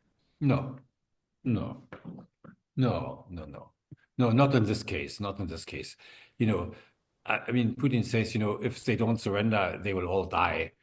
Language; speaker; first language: English; non-native, fluent; German